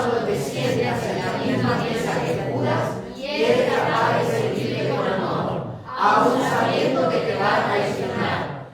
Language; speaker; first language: Spanish; native; Spanish